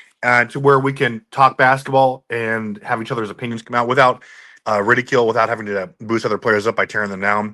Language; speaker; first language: English; native; English